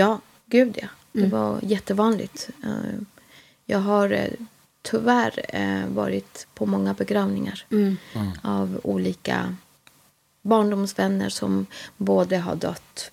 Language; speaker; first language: Swedish; native; Swedish